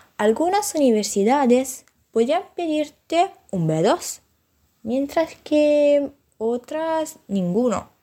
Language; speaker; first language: Spanish; non-native, fluent; Italian